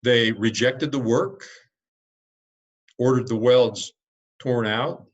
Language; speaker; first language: English; native; English